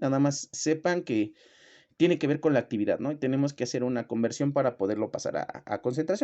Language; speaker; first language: Spanish; native; Spanish